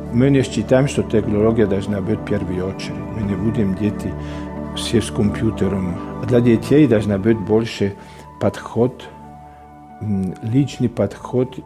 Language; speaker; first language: Russian; non-native, fluent; Italian